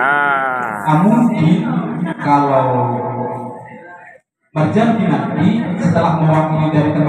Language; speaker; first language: Indonesian; non-native, local second language; Batak Toba